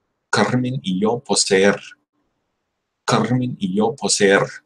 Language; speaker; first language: Spanish; non-native, learner; English